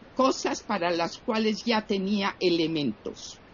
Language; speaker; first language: Spanish; native; Spanish